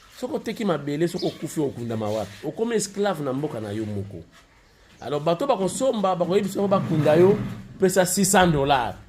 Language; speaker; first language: Lingala; non-native, local second language; Kongo